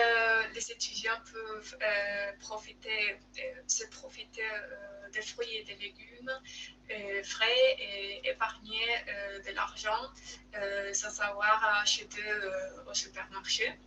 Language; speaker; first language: French; non-native, learner; Spanish